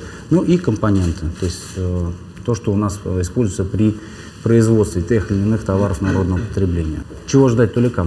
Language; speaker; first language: Russian; native; Russian